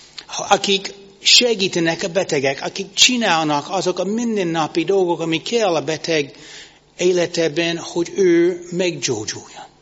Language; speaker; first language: Hungarian; non-native, fluent; English